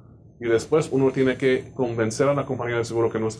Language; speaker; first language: Spanish; native; Spanish